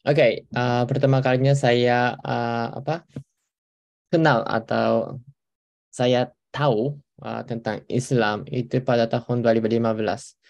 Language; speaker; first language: Indonesian; non-native, fluent; Japanese